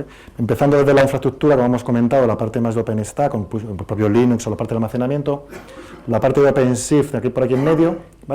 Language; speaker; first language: Spanish; native; Spanish